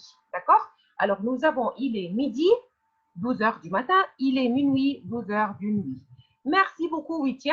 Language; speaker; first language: French; non-native, fluent; Arabic